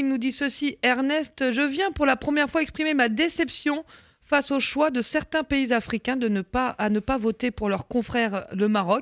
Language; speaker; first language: French; native; French